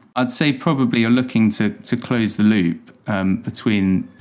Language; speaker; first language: English; native; English